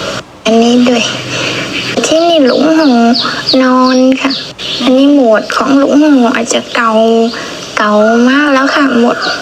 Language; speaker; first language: Thai; non-native, learner; Vietnamese